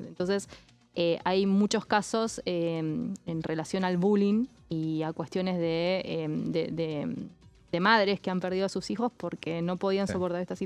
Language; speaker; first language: Spanish; native; Spanish